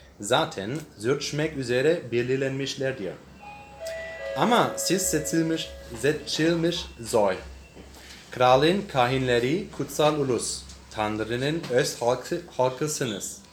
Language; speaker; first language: Turkish; non-native, learner; English